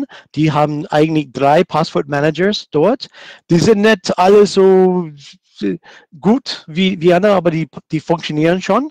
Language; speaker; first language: German; non-native, fluent; English